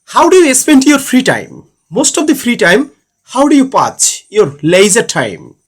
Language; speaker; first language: English; non-native, learner; Bangla